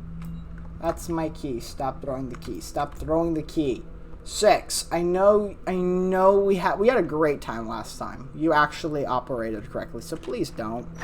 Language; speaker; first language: English; native; English